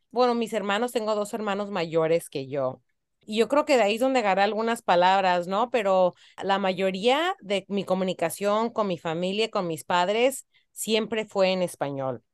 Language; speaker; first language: Spanish; early bilingual, heritage; Spanish